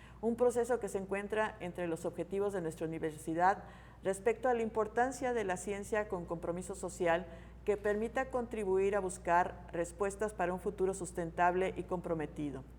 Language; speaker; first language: Spanish; native; Spanish